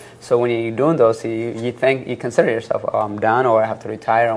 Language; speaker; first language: English; early bilingual, other home language; Tigrinya